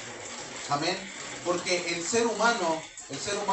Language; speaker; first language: Spanish; native; Spanish